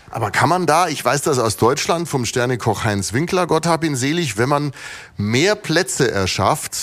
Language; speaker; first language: German; native; German